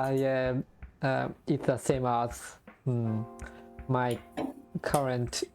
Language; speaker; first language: English; non-native, learner; Japanese